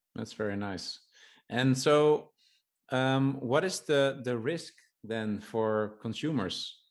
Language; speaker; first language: English; non-native, fluent; Dutch